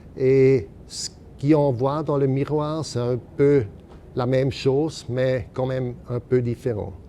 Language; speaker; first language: French; non-native, fluent; German